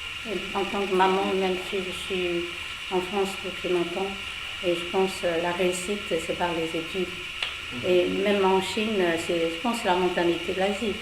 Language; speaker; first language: French; non-native, fluent; Chinese